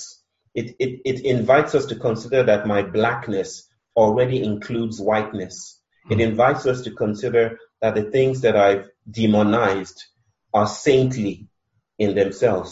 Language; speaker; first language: English; non-native, local second language; Yoruba